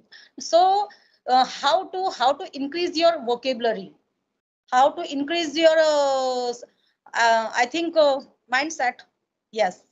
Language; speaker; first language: English; non-native, learner; Hindi